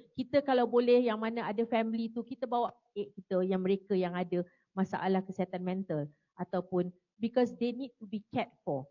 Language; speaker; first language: Malay; native; Malay